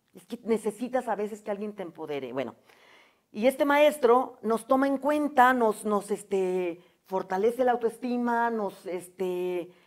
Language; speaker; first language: Spanish; native; Spanish